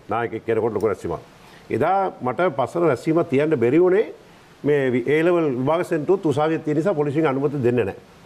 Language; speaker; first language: Sinhala; non-native, local second language; Tamil